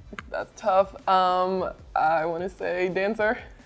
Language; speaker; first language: English; non-native, fluent; Spanish